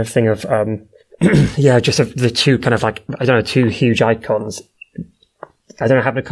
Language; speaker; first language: English; native; English